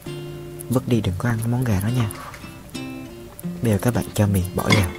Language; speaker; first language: Vietnamese; native; Vietnamese